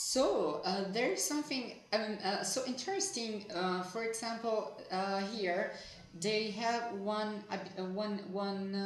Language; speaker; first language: English; non-native, fluent; Portuguese